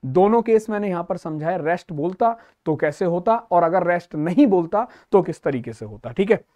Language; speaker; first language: Hindi; native; Hindi